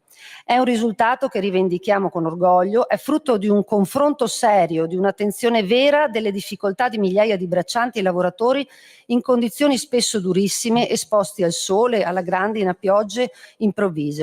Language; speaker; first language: Italian; native; Italian